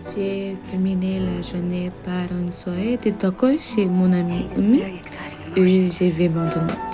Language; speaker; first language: French; non-native, learner; English